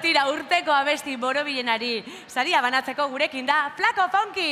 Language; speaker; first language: Basque; native; Basque